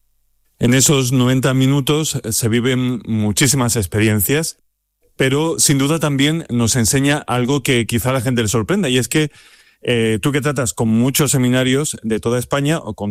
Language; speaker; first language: Spanish; native; Spanish